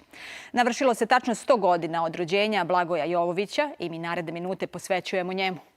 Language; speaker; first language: Serbian; native; Serbian